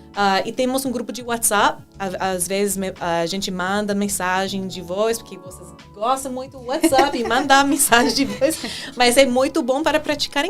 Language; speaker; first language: Portuguese; non-native, fluent; English